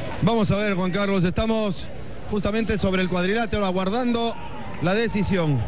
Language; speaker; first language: Spanish; native; Spanish